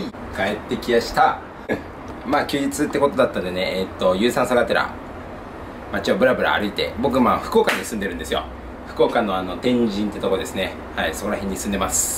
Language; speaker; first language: Japanese; native; Japanese